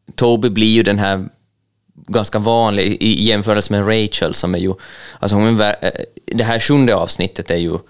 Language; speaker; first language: Swedish; native; Swedish